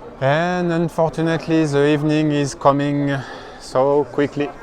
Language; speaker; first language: English; non-native, learner; French